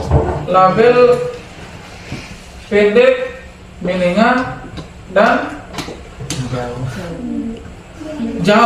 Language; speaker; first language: Indonesian; native; Indonesian